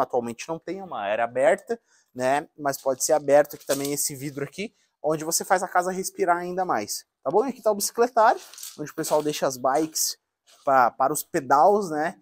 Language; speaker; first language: Portuguese; native; Portuguese